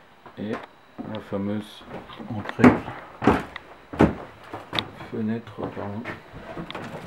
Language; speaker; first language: French; native; French